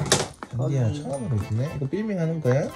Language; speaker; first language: Korean; native; Korean